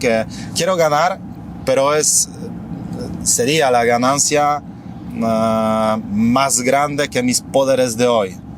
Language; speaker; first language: Spanish; non-native, fluent; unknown